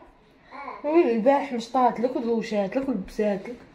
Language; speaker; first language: Arabic; native; Arabic